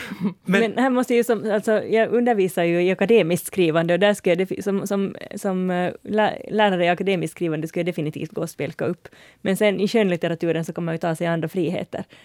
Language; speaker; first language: Swedish; native; Swedish